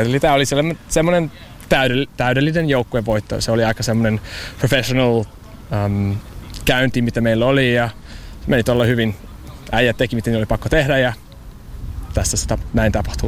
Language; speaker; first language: Finnish; non-native, learner; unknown